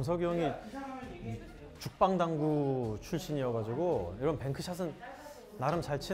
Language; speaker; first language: Korean; native; Korean